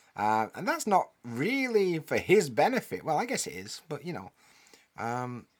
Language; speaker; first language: English; native; English